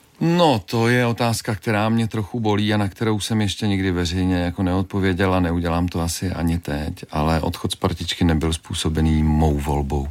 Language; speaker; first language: Czech; native; Czech